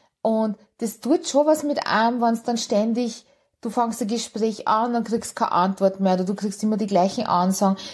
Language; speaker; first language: German; early bilingual, other home language; Hungarian